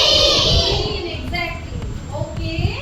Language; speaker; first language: English; non-native, local second language; Hindi